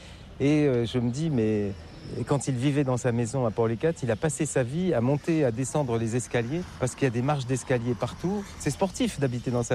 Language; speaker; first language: French; native; French